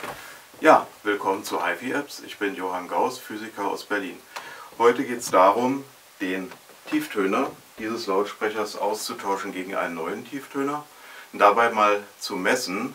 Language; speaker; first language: German; native; German